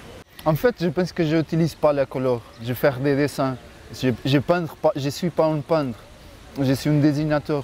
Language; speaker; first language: French; non-native, fluent; Portuguese